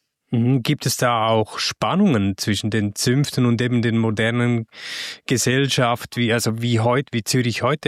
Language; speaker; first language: German; native; German